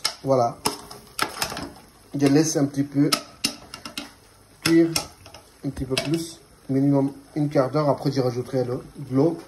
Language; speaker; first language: French; non-native, learner; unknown